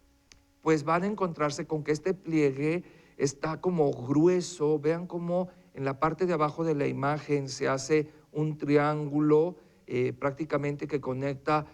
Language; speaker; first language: Spanish; native; Spanish